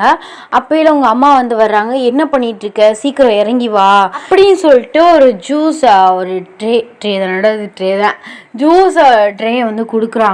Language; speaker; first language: Tamil; native; Tamil